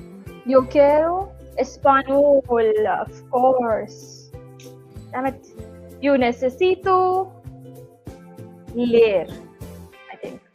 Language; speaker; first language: Spanish; non-native, learner; Hindi